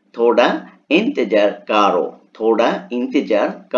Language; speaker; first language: Hindi; non-native, learner; Bangla